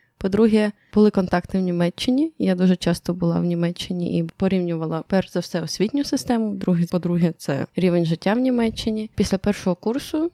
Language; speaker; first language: Ukrainian; native; Ukrainian